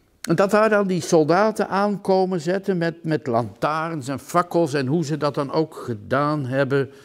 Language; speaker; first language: Dutch; native; Dutch